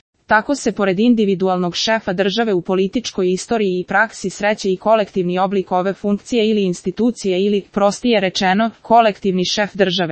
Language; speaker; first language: Serbian; native; Serbian